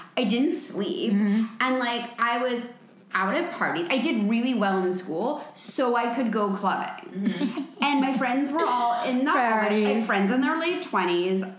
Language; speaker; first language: English; native; English